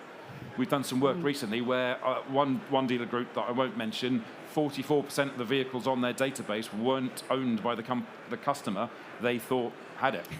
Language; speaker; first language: English; native; English